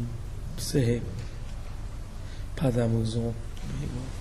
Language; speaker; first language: French; non-native, learner; English